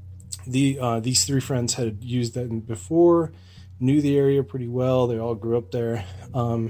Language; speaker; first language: English; native; English